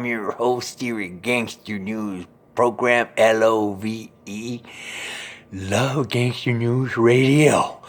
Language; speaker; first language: English; native; English